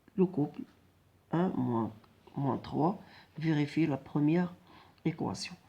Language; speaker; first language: French; non-native, local second language; Arabic